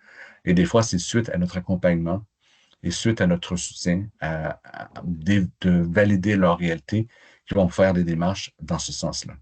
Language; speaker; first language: French; native; French